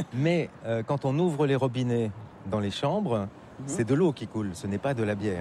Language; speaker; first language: French; native; French